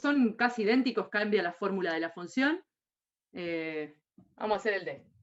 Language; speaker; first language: Spanish; native; Spanish